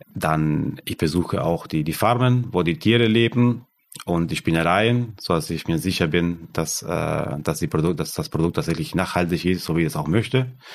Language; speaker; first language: German; non-native, fluent; Spanish